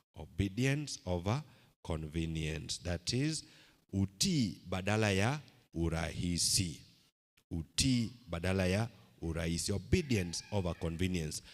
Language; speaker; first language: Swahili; non-native, local second language; Luo (Kenya and Tanzania)